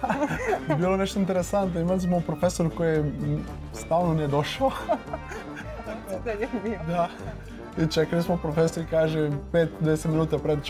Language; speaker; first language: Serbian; non-native, learner; Portuguese